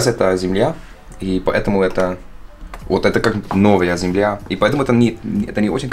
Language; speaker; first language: Russian; non-native, learner; Dutch